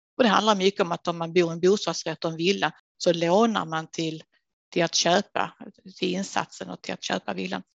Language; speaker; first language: Swedish; native; Swedish